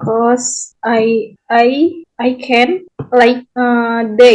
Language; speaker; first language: English; non-native, learner; Indonesian